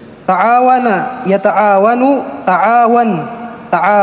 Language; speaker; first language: Arabic; non-native, learner; Indonesian